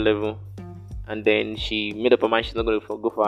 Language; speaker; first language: English; non-native, local second language; Yoruba